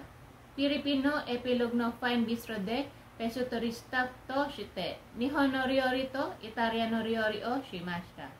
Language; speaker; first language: Japanese; non-native, learner; Filipino